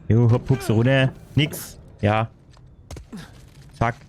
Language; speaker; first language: German; native; German